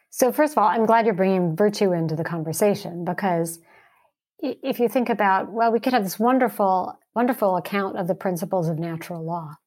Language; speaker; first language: English; early bilingual, heritage; English